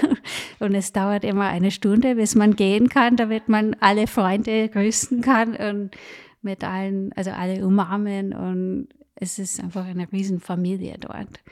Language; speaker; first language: German; non-native, fluent; English